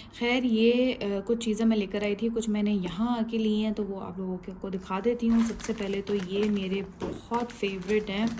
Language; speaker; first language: Urdu; native; Urdu